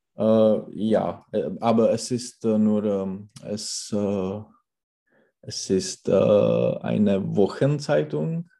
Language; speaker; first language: German; non-native, learner; Czech